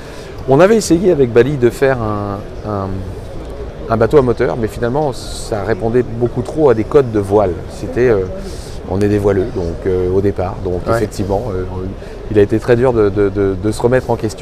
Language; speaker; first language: French; native; French